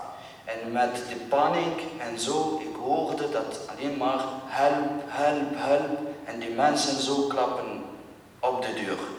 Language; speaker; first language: Dutch; non-native, learner; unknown